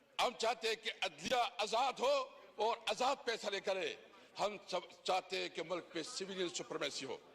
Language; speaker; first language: Urdu; non-native, local second language; Pashto